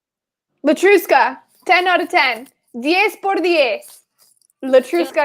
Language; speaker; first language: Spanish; non-native, fluent; English